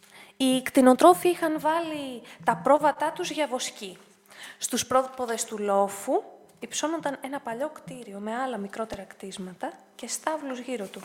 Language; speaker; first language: Greek; native; Greek